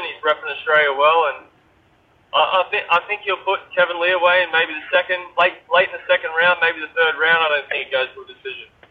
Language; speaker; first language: English; native; English